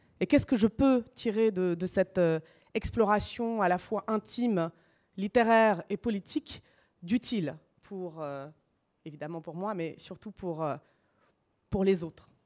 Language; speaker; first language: French; early bilingual, other home language; Russian